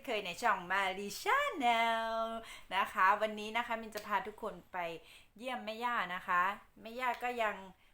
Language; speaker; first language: Thai; native; Thai